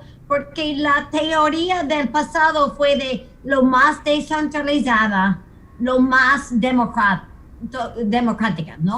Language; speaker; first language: Spanish; non-native, fluent; English